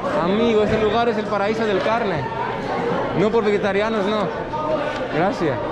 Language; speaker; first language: Spanish; non-native, learner; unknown